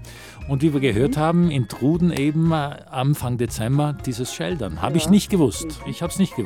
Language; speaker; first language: German; native; German